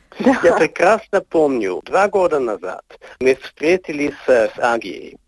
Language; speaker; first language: Russian; non-native, learner; Swiss German